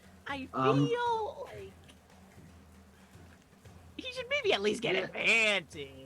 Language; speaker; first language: English; native; English